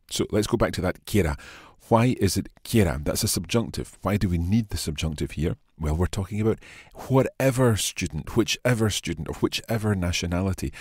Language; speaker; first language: English; native; English